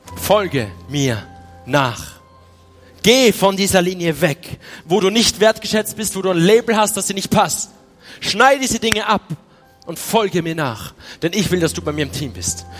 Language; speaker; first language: German; native; German